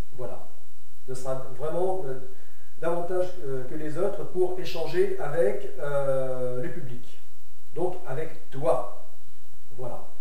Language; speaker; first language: French; native; French